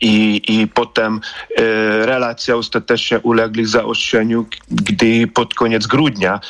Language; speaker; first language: Polish; non-native, fluent; Hungarian